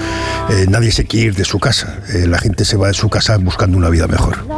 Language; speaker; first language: Spanish; native; Spanish